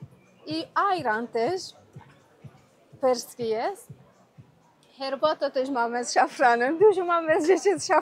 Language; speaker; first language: Polish; non-native, learner; Persian